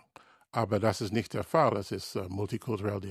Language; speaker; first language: German; non-native, learner; English